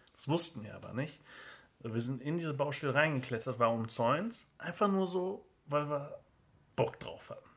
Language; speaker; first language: German; early bilingual, other home language; Turkish